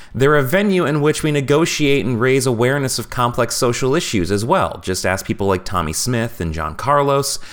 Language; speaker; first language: English; native; English